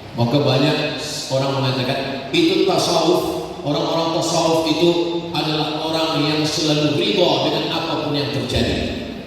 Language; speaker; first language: Malay; native; Malay